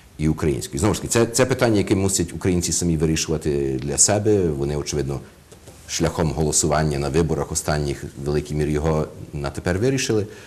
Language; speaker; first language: Ukrainian; early bilingual, heritage; Ukrainian